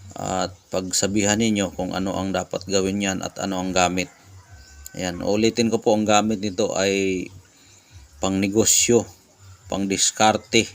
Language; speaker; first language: Filipino; non-native, local second language; Cebuano